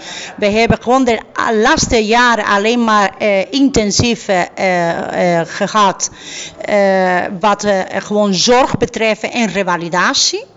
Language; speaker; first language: Dutch; non-native, fluent; Spanish